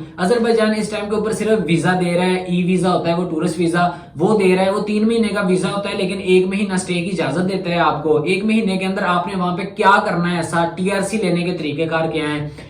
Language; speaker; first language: Urdu; non-native, local second language; Punjabi